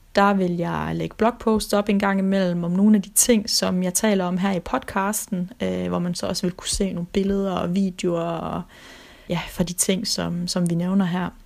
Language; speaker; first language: Danish; early bilingual, other home language; Russian